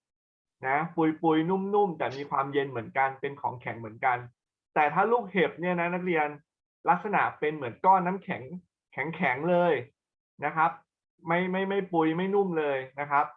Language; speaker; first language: Thai; native; Thai